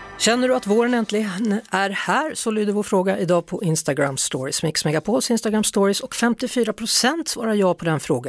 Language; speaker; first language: Swedish; native; Swedish